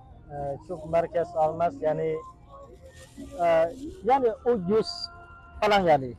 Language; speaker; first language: Turkish; non-native, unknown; Khmer